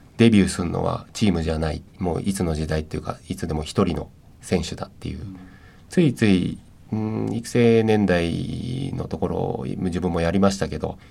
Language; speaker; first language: Japanese; native; Japanese